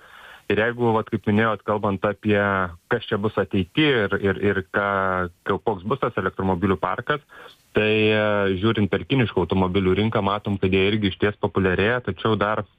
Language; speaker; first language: Lithuanian; native; Lithuanian